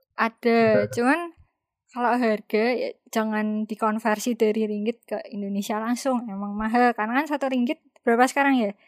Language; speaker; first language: Indonesian; native; Indonesian